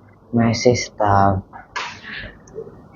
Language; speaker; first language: English; non-native, learner; Vietnamese